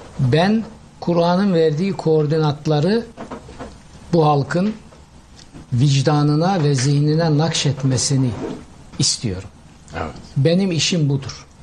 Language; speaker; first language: Turkish; native; Turkish